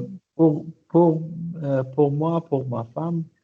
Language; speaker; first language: French; non-native, learner; Arabic